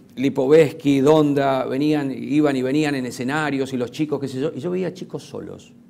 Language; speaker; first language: Spanish; native; Spanish